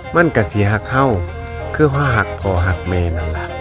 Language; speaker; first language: Thai; non-native, local second language; Northeastern Thai